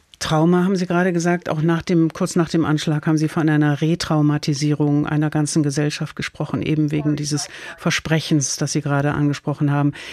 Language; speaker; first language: German; native; German